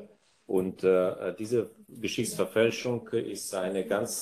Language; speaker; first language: German; non-native, fluent; Bulgarian